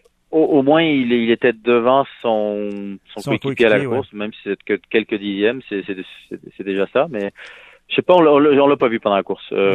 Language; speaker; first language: French; native; French